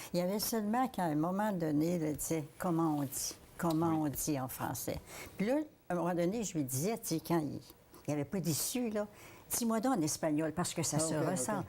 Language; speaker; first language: French; native; French